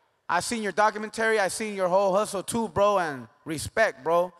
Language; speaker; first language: English; early bilingual, other home language; Spanish